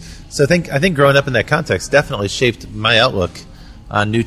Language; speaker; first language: English; native; English